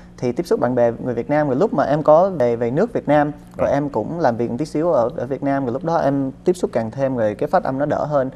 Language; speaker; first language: Vietnamese; early bilingual, other home language; English